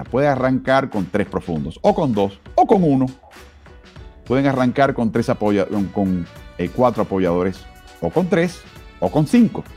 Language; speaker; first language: Spanish; native; Spanish